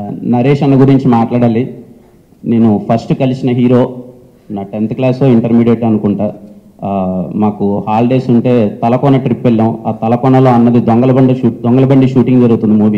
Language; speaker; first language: Telugu; native; Telugu